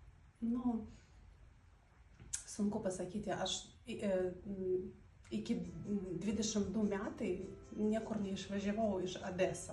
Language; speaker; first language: Lithuanian; non-native, learner; Russian